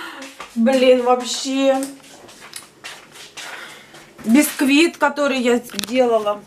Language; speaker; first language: Russian; native; Russian